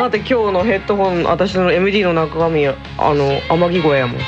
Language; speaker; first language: Japanese; native; Japanese